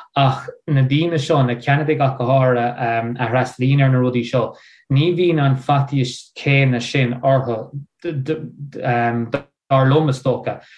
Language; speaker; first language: Irish; non-native, local second language; English